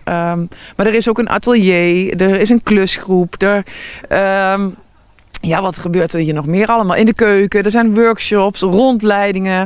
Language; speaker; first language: Dutch; native; Dutch